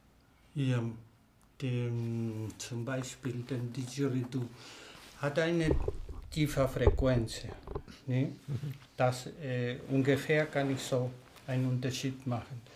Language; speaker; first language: German; non-native, learner; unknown